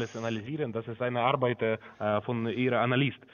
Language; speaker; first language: German; non-native, learner; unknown